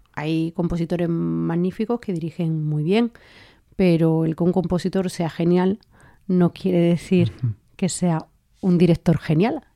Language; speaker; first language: Spanish; native; Spanish